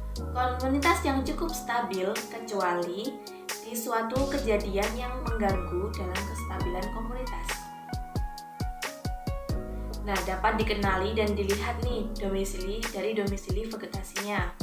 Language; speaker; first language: Indonesian; native; Indonesian